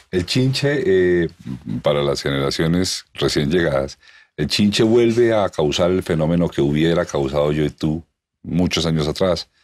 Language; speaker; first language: Spanish; native; Spanish